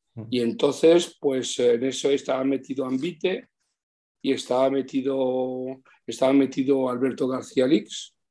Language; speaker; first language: Spanish; early bilingual, heritage; Spanish